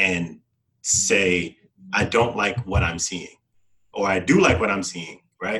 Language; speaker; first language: English; native; English